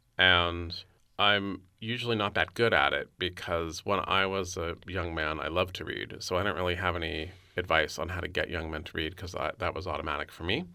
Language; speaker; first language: English; native; English